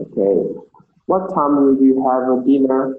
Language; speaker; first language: English; non-native, learner; Vietnamese